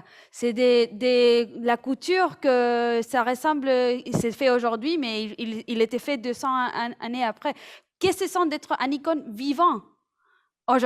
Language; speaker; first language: French; non-native, fluent; Spanish